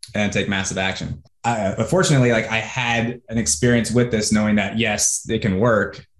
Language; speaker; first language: English; native; English